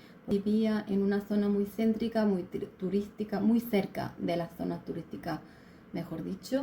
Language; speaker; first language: Spanish; non-native, fluent; Turkish